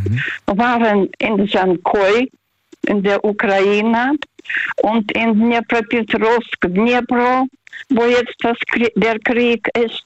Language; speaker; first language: German; non-native, fluent; Russian